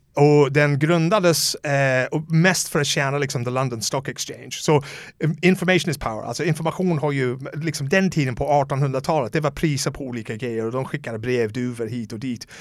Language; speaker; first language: Swedish; non-native, fluent; English